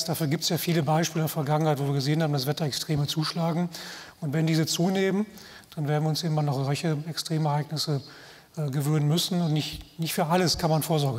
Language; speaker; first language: German; native; German